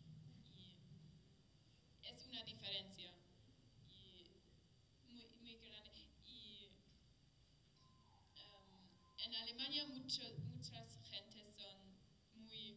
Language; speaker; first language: Spanish; non-native, learner; German